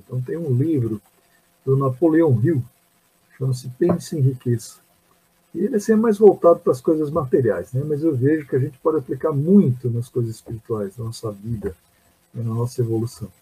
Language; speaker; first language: Portuguese; native; Portuguese